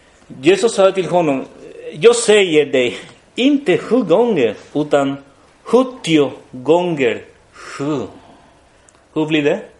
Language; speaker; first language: Swedish; non-native, fluent; Spanish